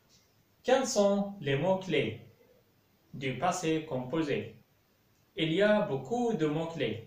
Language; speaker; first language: French; non-native, fluent; Arabic